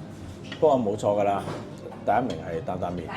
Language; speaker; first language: Cantonese; native; Cantonese